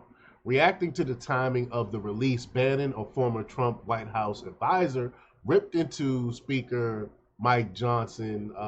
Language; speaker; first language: English; native; English